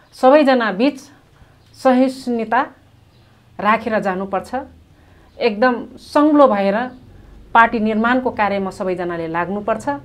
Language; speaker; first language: Nepali; non-native, local second language; Rana Tharu